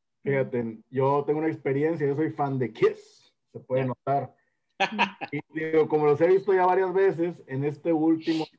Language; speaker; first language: Spanish; native; Spanish